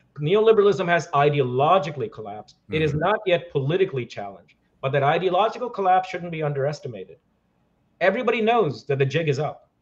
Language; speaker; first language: English; non-native, local second language; Hindi